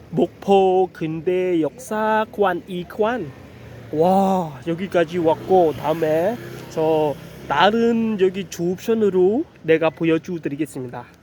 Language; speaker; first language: Korean; non-native, learner; Khmer